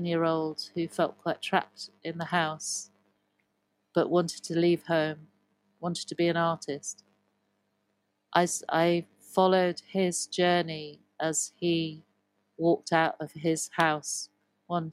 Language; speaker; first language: English; native; English